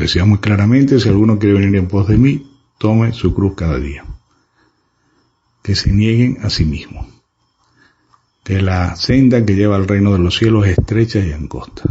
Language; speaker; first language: Spanish; native; Spanish